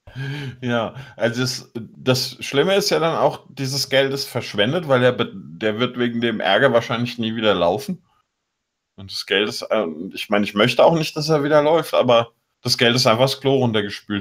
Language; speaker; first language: German; native; German